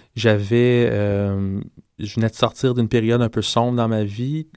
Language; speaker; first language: French; non-native, fluent; English